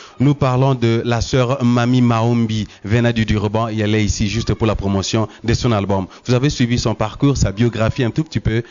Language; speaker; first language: French; non-native, local second language; Lingala